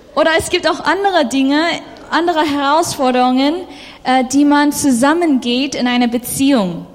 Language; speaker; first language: German; non-native, fluent; English